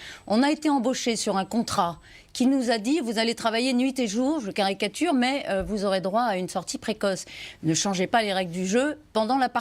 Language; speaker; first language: French; native; French